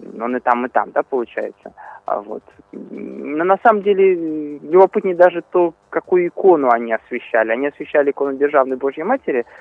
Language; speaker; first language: Russian; native; Russian